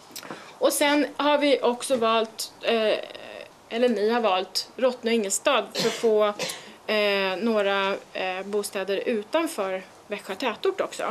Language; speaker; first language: Swedish; native; Swedish